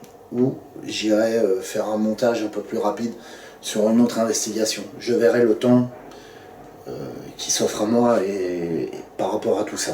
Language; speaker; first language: French; native; French